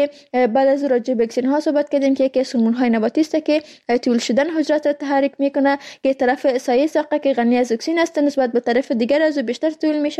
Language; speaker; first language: Persian; native; Persian